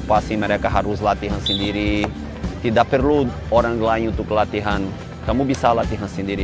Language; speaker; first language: Indonesian; non-native, fluent; Portuguese